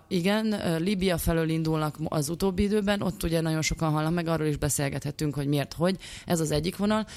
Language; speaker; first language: Hungarian; native; Hungarian